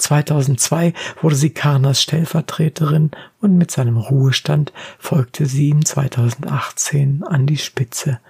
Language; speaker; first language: German; native; German